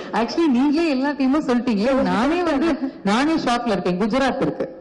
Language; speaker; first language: Tamil; native; Tamil